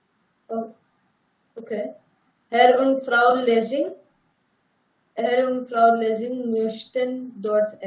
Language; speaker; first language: German; non-native, learner; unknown